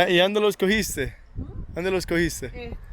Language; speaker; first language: Spanish; early bilingual, heritage; English